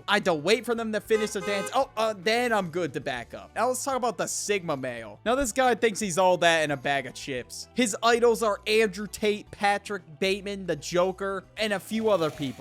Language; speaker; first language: English; native; English